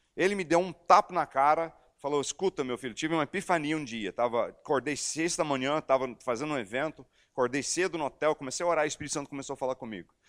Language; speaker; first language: Portuguese; non-native, fluent; English